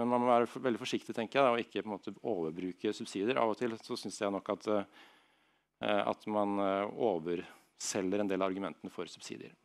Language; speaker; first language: Norwegian; native; Norwegian